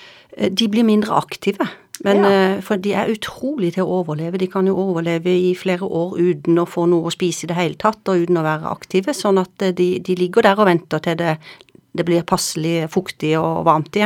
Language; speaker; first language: Norwegian; native; Norwegian